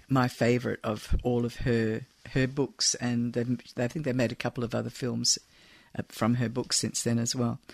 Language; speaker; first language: English; native; English